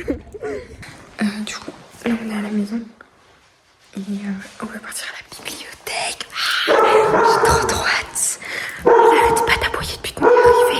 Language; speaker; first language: French; native; French